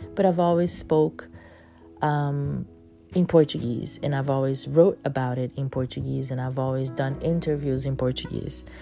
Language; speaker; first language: English; non-native, fluent; Portuguese